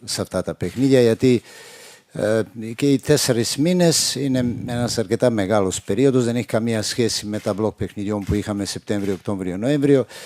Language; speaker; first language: Greek; non-native, fluent; Serbian